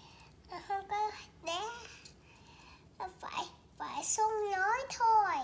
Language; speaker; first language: Vietnamese; early bilingual, heritage; Vietnamese